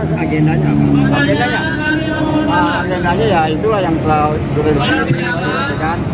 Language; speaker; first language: Indonesian; native; Indonesian